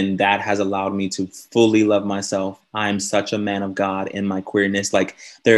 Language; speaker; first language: English; native; English